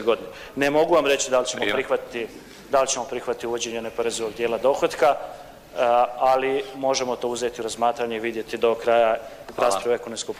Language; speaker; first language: Croatian; native; Croatian